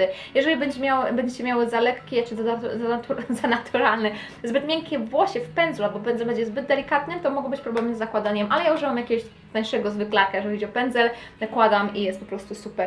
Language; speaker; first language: Polish; native; Polish